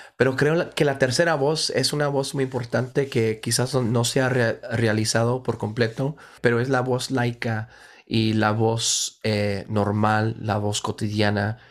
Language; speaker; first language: Spanish; early bilingual, heritage; Spanish